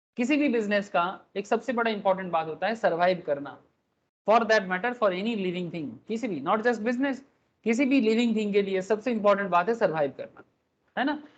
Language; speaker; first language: Hindi; non-native, local second language; Bangla